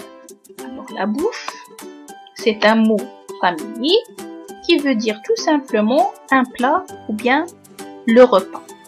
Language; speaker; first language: French; non-native, local second language; Arabic